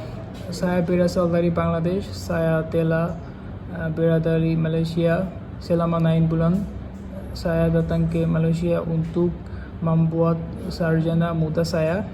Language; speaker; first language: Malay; non-native, learner; Bangla